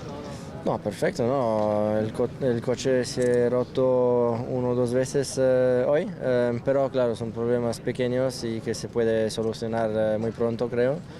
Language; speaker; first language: Spanish; non-native, fluent; German